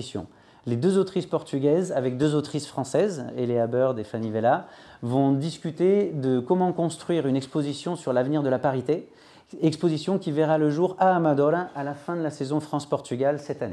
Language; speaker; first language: French; native; French